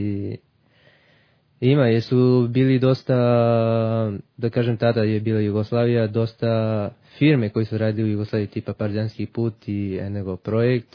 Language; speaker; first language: Serbian; early bilingual, heritage; Serbian